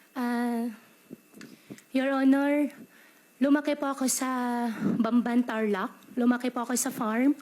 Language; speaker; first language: Filipino; native; Filipino